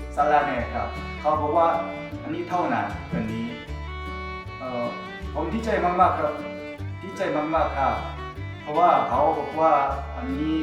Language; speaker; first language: Thai; non-native, learner; Korean